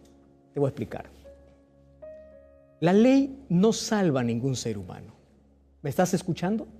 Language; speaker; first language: Spanish; native; Spanish